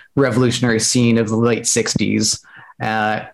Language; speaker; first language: English; native; English